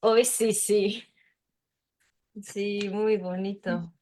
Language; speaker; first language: Spanish; non-native, fluent; Japanese